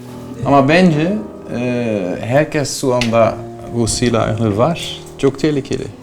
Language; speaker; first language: Turkish; non-native, learner; Dutch